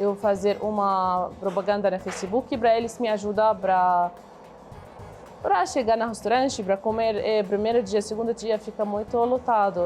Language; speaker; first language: Portuguese; non-native, learner; Arabic